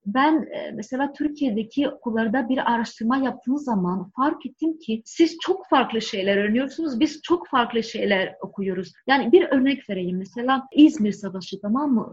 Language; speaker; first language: Turkish; non-native, fluent; Greek